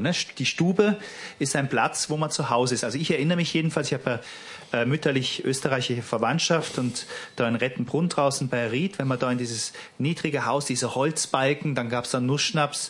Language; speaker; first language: German; native; German